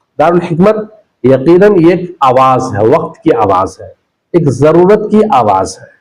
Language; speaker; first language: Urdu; native; Urdu